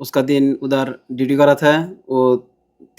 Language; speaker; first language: Hindi; non-native, learner; Bangla